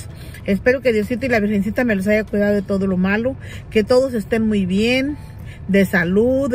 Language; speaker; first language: Spanish; native; Spanish